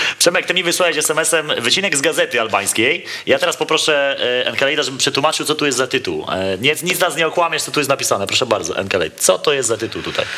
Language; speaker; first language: Polish; native; Polish